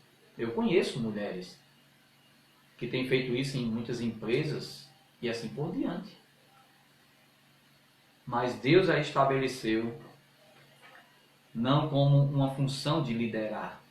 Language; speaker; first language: Portuguese; native; Portuguese